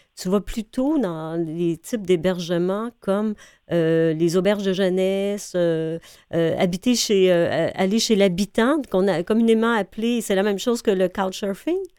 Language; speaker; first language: French; native; French